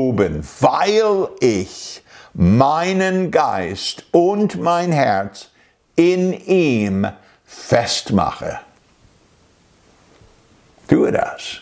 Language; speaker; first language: German; non-native, fluent; English